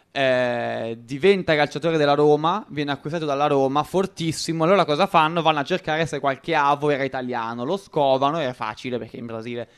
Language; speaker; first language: Italian; native; Italian